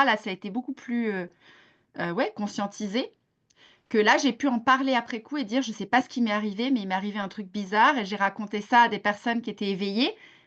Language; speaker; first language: French; native; French